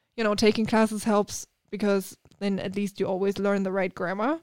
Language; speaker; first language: English; non-native, fluent; German